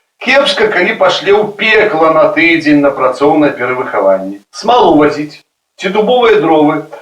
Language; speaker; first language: Belarusian; native; Belarusian